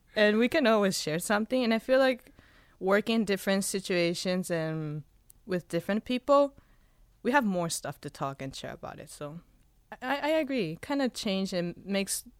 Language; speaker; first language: English; non-native, fluent; Spanish